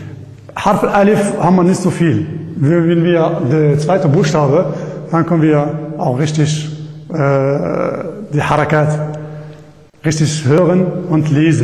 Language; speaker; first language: German; non-native, learner; Arabic